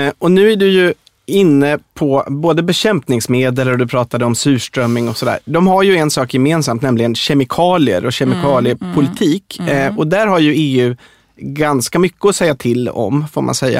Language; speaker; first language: Swedish; native; Swedish